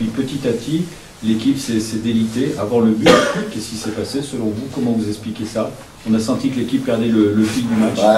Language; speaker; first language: French; native; French